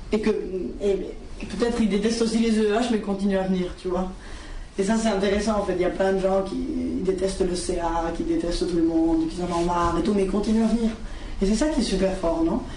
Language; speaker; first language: French; non-native, fluent; Spanish